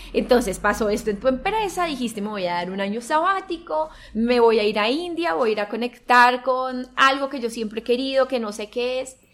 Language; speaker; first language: Spanish; native; Spanish